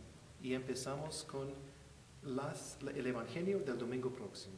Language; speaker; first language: Spanish; non-native, fluent; English